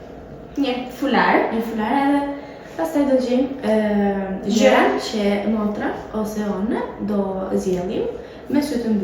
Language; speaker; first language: Albanian; early bilingual, heritage; Albanian